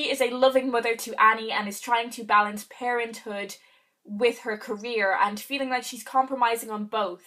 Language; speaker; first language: English; native; English